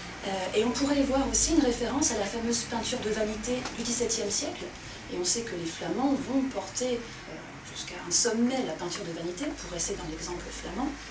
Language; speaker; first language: French; native; French